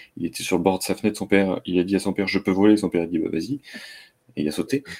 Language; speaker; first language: French; native; French